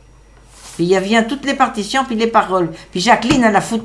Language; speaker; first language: French; native; French